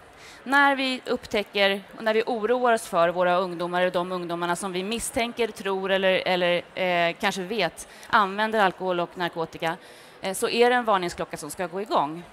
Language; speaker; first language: Swedish; native; Swedish